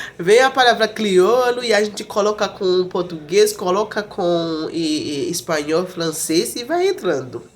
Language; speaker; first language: Portuguese; non-native, fluent; Haitian Creole